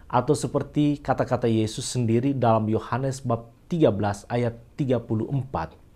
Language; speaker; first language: Indonesian; native; Indonesian